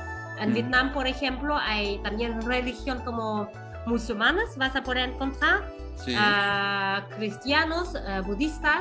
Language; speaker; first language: Spanish; non-native, fluent; Vietnamese